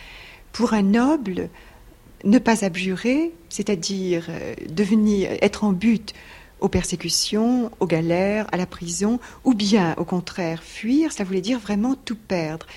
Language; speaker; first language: French; native; French